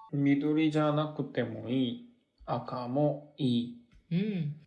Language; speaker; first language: Japanese; non-native, learner; Korean